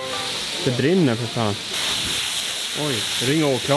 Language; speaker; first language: Swedish; native; Swedish